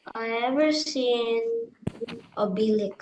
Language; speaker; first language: English; non-native, fluent; Indonesian